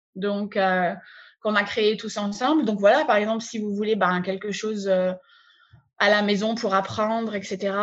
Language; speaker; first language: French; native; French